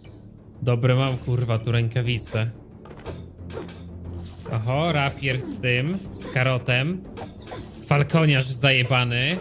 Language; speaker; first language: Polish; native; Polish